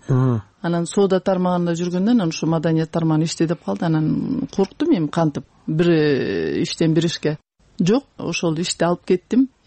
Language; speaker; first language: Kyrgyz; native; Kyrgyz